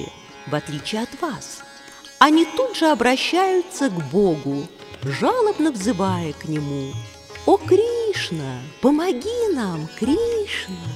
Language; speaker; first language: Russian; native; Russian